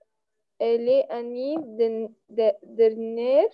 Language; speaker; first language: French; non-native, learner; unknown